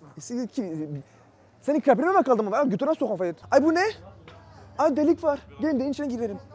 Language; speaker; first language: Turkish; early bilingual, heritage; Turkish